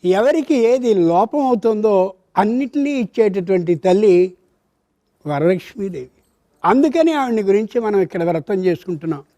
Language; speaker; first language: Telugu; native; Telugu